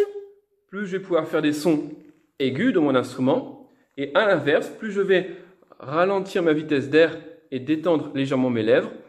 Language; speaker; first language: French; native; French